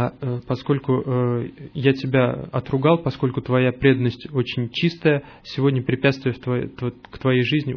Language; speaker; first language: Russian; native; Russian